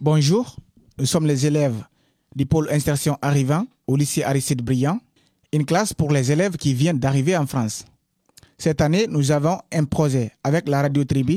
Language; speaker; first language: French; non-native, learner; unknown